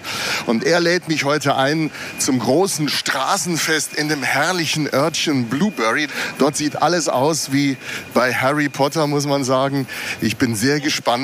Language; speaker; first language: German; native; German